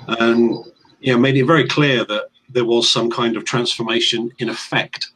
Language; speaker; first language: English; native; English